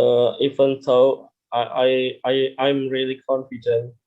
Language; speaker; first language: English; non-native, learner; Indonesian